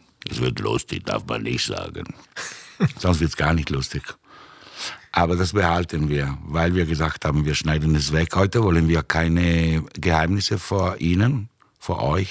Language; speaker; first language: German; native; German